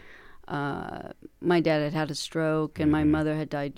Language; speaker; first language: English; native; English